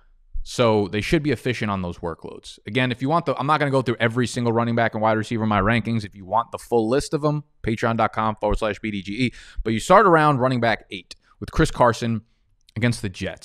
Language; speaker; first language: English; native; English